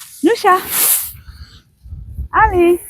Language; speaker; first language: French; non-native, fluent; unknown